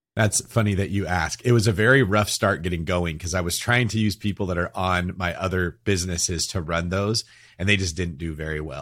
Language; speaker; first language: English; native; English